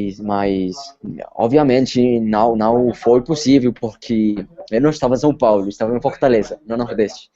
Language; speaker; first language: Portuguese; non-native, fluent; Spanish